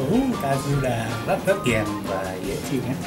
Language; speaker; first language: Vietnamese; non-native, learner; Japanese